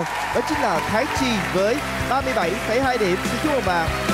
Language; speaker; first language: Vietnamese; native; Vietnamese